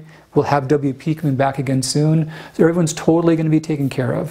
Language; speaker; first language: English; native; English